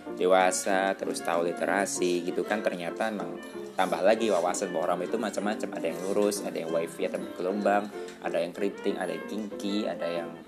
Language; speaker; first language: Indonesian; early bilingual, heritage; Indonesian